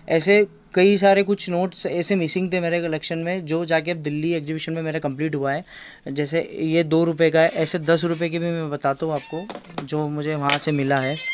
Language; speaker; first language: Hindi; native; Hindi